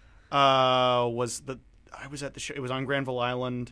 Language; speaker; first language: English; native; English